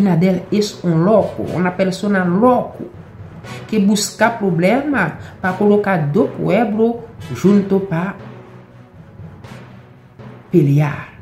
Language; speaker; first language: Spanish; non-native, local second language; Haitian Creole